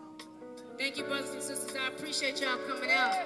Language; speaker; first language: English; native; English